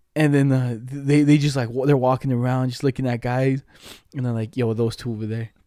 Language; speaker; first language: English; non-native, fluent; Spanish